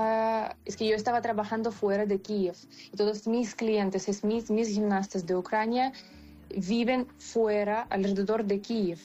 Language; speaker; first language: Spanish; non-native, fluent; Ukrainian